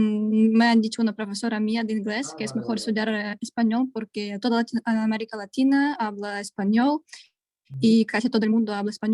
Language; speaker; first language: Spanish; non-native, learner; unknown